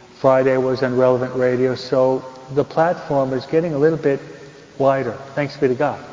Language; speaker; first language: English; native; English